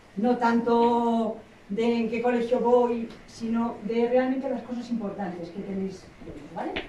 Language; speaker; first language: Spanish; native; Spanish